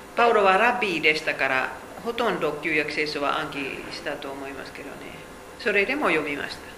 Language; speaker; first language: Japanese; non-native, fluent; Finnish